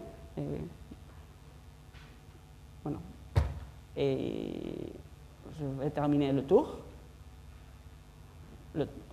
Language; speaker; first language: French; non-native, fluent; Spanish